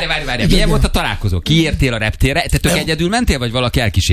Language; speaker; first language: Hungarian; native; Hungarian